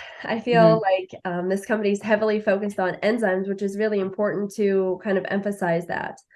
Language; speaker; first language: English; native; English